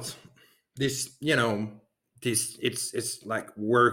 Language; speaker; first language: English; non-native, fluent; French